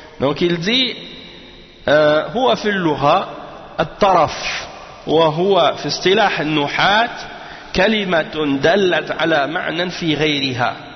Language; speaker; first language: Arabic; non-native, fluent; French